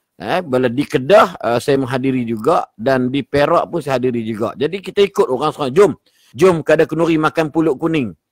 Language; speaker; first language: Malay; native; Malay